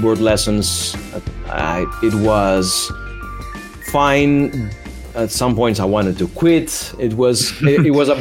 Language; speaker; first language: English; non-native, fluent; Greek